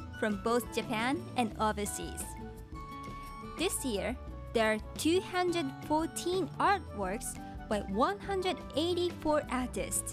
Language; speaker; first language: English; non-native, fluent; Japanese